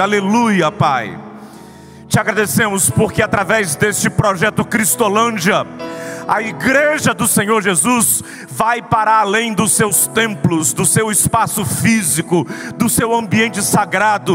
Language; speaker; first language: Portuguese; native; Portuguese